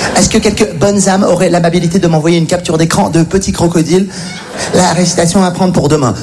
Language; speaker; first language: French; native; French